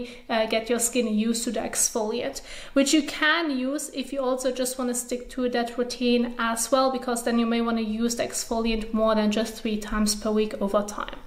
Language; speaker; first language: English; non-native, fluent; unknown